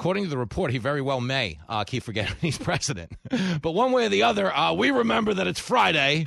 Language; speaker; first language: English; native; English